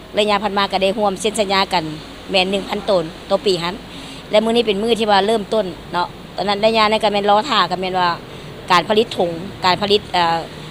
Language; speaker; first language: Lao; native; Lao